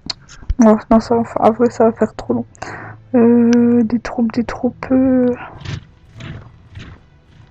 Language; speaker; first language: French; native; French